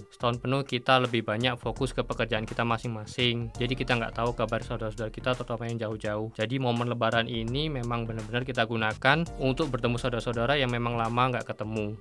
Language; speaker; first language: Indonesian; native; Indonesian